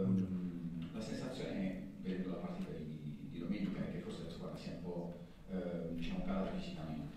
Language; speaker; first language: Italian; native; Italian